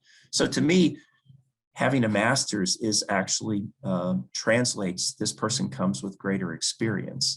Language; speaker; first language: English; native; English